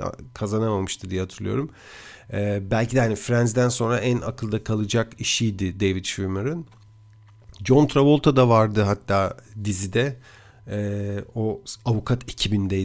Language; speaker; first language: Turkish; native; Turkish